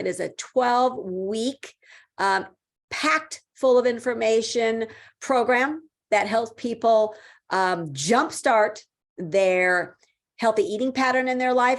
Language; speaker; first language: English; native; English